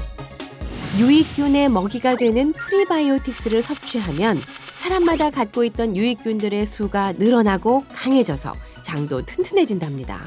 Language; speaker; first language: Korean; native; Korean